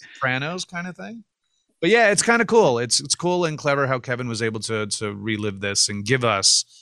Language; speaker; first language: English; native; English